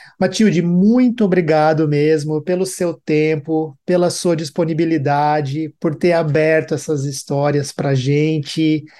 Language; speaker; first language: Portuguese; native; Portuguese